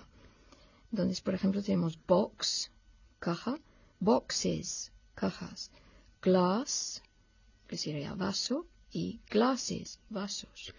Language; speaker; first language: Spanish; non-native, fluent; English